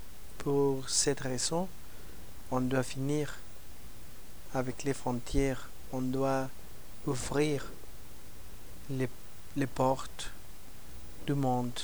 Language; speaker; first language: French; non-native, learner; Spanish